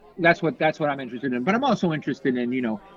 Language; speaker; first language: English; native; English